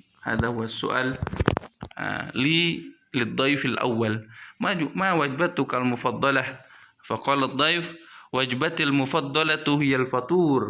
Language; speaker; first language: Arabic; non-native, fluent; Indonesian